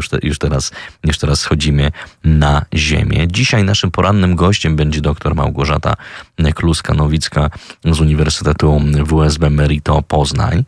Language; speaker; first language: Polish; native; Polish